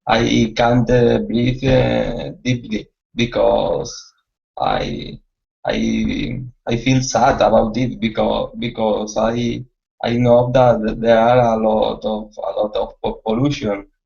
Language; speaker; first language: English; non-native, learner; Spanish